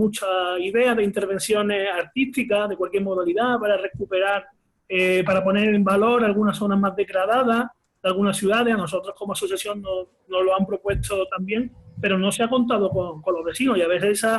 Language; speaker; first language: Spanish; native; Spanish